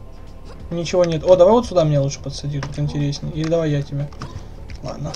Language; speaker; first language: Russian; native; Russian